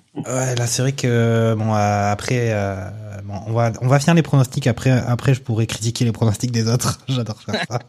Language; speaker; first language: French; native; French